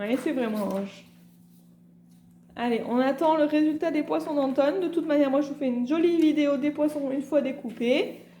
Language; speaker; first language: French; native; French